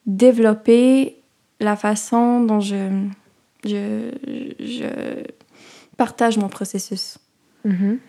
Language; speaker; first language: French; native; French